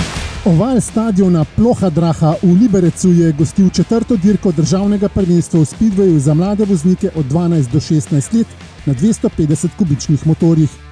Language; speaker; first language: Slovenian; native; Slovenian